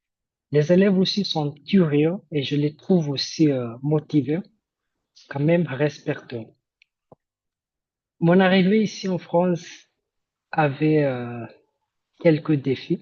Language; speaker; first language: French; non-native, fluent; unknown